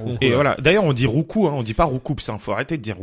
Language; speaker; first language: French; native; French